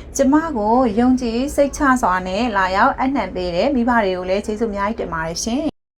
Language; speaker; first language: Burmese; native; Burmese